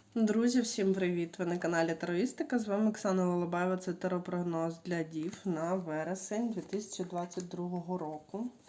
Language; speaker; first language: Ukrainian; non-native, local second language; Russian